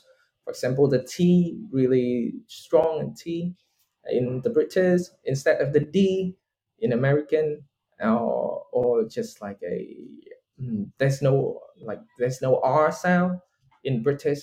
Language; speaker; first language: English; non-native, fluent; Vietnamese